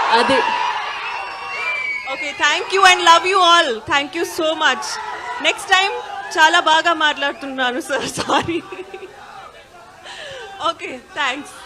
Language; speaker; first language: Telugu; non-native, learner; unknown